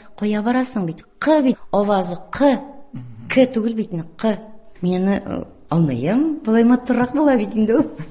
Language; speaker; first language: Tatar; non-native, local second language; Russian